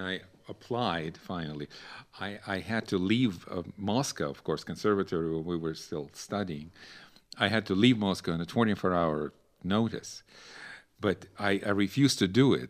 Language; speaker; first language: English; non-native, fluent; Ukrainian